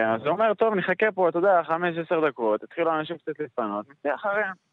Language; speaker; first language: Hebrew; native; Hebrew